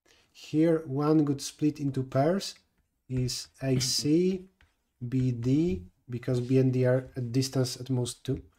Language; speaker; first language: English; non-native, fluent; Polish